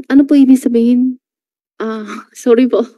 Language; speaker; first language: Filipino; non-native, learner; Chinese